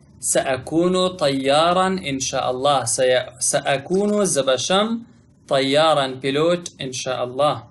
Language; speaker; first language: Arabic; non-native, fluent; Pashto